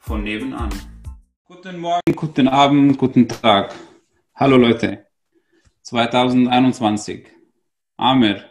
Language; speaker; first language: German; non-native, fluent; Arabic